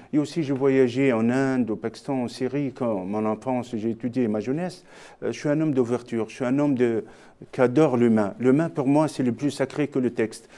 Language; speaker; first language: French; non-native, local second language; Arabic